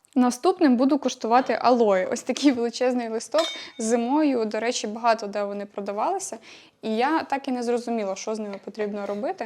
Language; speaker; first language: Ukrainian; non-native, local second language; Russian